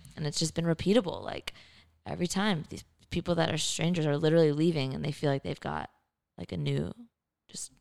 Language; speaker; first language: English; native; English